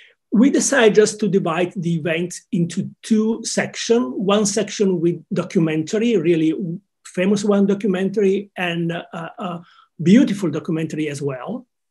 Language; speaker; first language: English; non-native, fluent; Italian